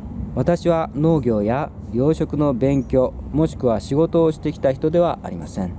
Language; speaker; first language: Japanese; non-native, fluent; Korean